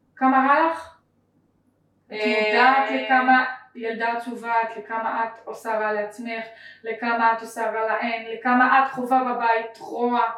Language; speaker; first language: Hebrew; native; Hebrew